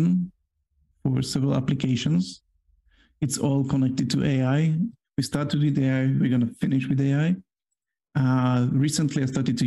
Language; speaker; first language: English; non-native, fluent; Polish